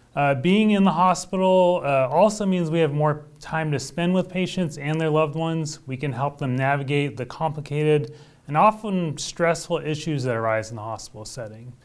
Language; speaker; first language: English; native; English